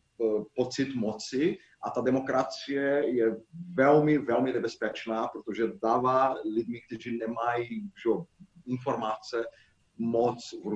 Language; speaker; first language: Czech; non-native, fluent; Portuguese